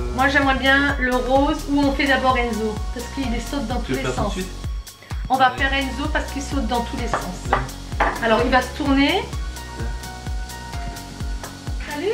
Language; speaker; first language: French; native; French